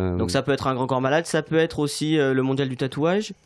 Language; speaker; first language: French; native; French